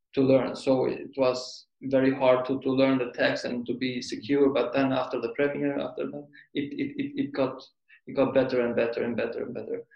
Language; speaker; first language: English; non-native, fluent; Albanian